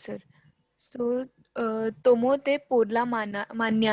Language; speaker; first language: Spanish; non-native, learner; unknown